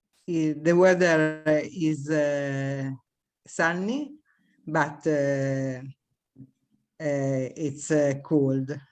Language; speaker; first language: English; non-native, learner; Italian